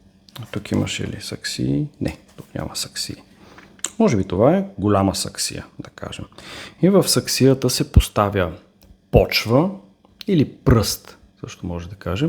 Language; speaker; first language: Bulgarian; native; Bulgarian